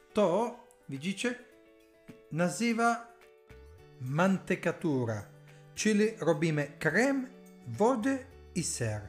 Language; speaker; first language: Polish; non-native, learner; Italian